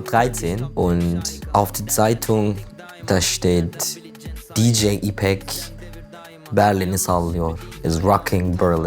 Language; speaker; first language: German; non-native, learner; Turkish